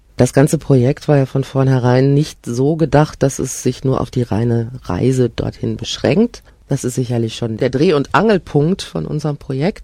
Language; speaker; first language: German; native; German